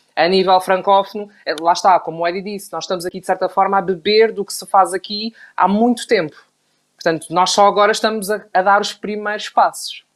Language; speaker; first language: Portuguese; native; Portuguese